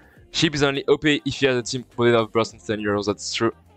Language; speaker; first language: English; non-native, fluent; French